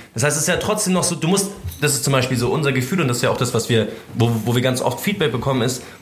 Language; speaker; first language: German; native; German